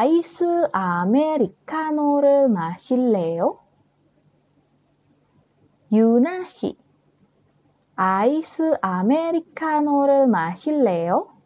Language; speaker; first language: Korean; non-native, fluent; Indonesian